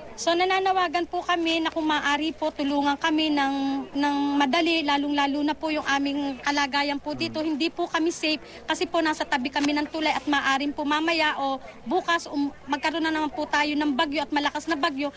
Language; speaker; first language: Filipino; native; Filipino